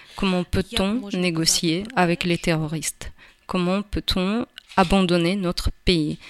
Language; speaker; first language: French; non-native, fluent; Ukrainian